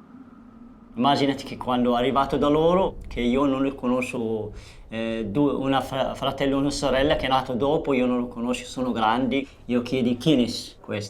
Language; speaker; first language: Italian; non-native, learner; Arabic